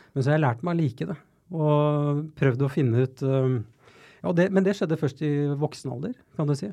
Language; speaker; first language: Norwegian; native; Norwegian